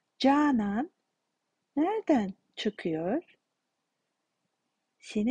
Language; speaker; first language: Turkish; non-native, fluent; Kazakh